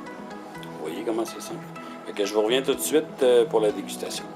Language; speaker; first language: French; native; French